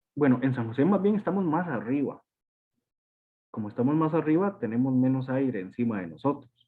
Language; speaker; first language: Spanish; native; Spanish